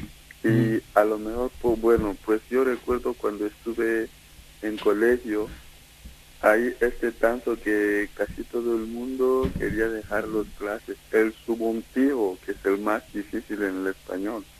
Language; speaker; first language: Spanish; non-native, fluent; Kikuyu